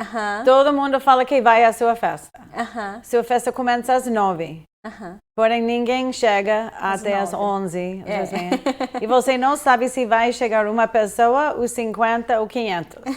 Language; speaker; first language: Portuguese; non-native, fluent; English